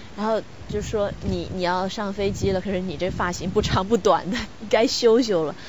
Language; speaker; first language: Chinese; native; Chinese